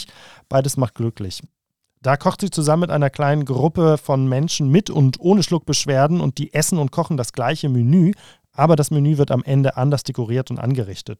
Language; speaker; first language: German; native; German